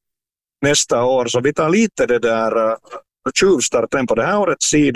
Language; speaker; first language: Swedish; native; Swedish